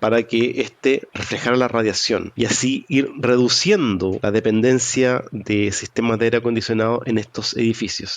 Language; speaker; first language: Spanish; native; Spanish